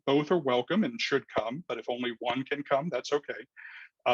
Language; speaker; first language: English; native; English